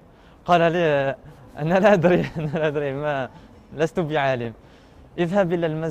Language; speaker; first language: Arabic; non-native, learner; French